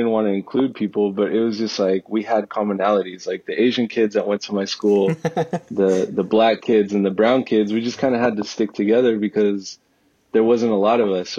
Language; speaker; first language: English; early bilingual, other home language; Spanish